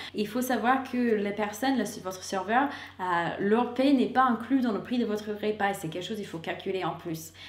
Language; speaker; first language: French; non-native, fluent; English